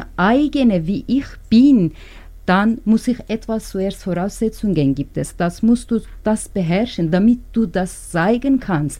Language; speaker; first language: German; non-native, learner; Turkish